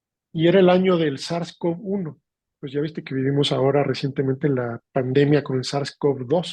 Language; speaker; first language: Spanish; native; Spanish